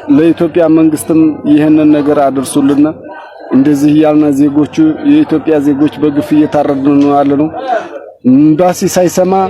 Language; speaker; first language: Amharic; native; Amharic